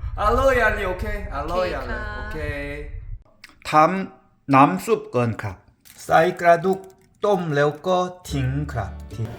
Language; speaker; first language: Thai; non-native, learner; Korean